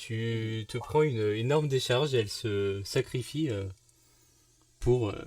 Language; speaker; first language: French; native; French